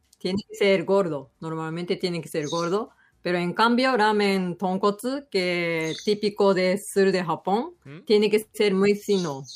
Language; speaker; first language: Spanish; non-native, learner; Japanese